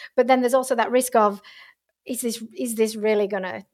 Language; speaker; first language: English; native; English